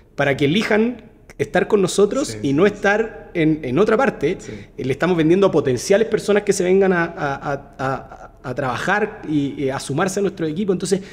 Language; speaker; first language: Spanish; native; Spanish